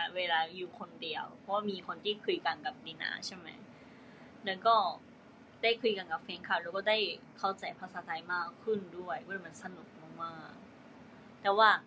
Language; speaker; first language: Thai; non-native, learner; Japanese